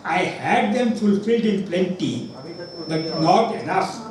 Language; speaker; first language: English; non-native, local second language; Urdu